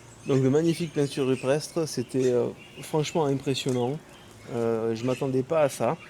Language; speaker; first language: French; native; French